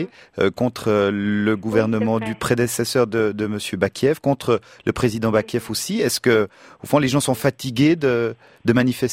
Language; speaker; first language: French; native; French